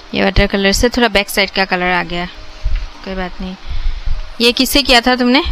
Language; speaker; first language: Hindi; non-native, local second language; Bangla